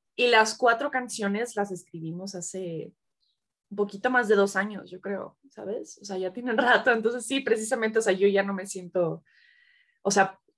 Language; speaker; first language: Spanish; native; Spanish